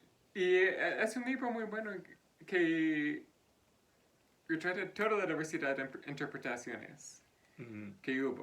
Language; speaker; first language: Spanish; non-native, fluent; English